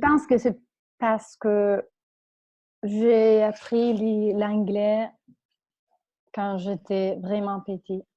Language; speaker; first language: French; non-native, fluent; Spanish